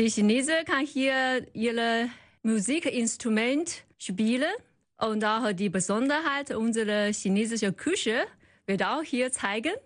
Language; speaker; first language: German; non-native, learner; Chinese